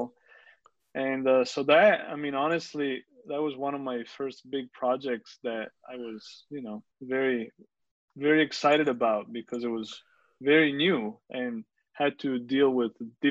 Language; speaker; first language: English; non-native, fluent; Italian